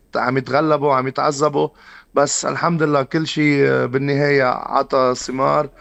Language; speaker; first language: Arabic; native; Arabic